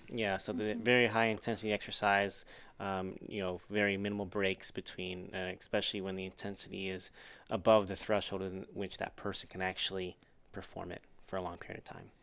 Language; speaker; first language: English; native; English